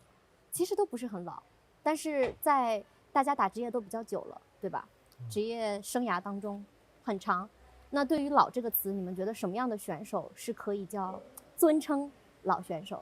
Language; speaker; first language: Chinese; native; Chinese